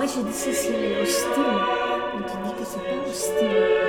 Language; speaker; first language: French; non-native, fluent; Spanish